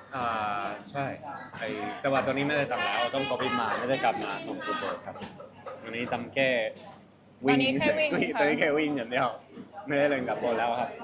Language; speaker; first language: Thai; non-native, learner; Spanish